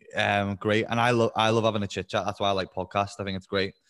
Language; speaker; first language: English; native; English